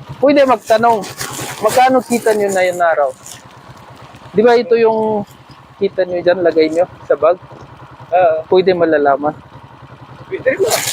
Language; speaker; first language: Filipino; non-native, learner; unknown